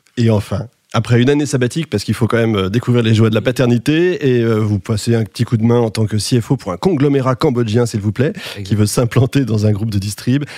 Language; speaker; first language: French; native; French